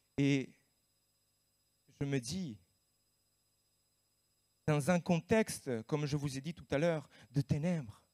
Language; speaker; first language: French; native; French